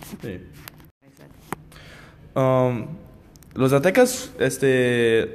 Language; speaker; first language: Spanish; non-native, learner; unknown